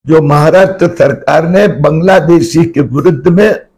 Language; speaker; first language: Hindi; non-native, local second language; Marathi